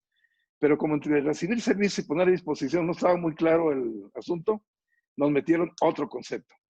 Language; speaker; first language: Spanish; native; Spanish